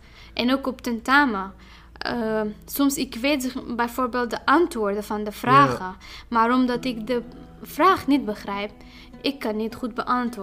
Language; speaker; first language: Dutch; non-native, fluent; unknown